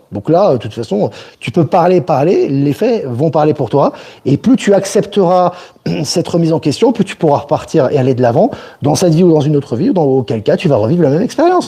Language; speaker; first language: French; native; French